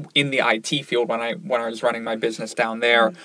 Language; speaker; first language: English; native; English